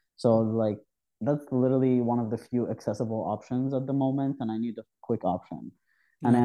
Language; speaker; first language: English; non-native, fluent; Arabic